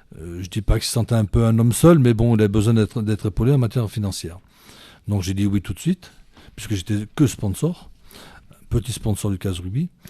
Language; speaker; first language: French; native; French